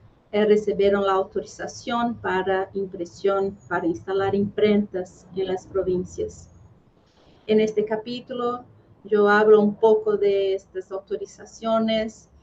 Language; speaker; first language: Spanish; non-native, fluent; Portuguese